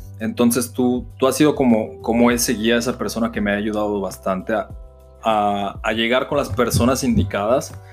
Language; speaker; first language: Spanish; native; Spanish